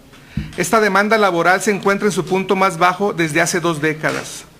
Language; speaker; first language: Spanish; native; Spanish